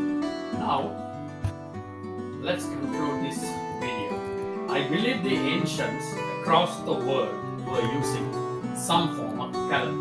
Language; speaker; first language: English; non-native, local second language; Tamil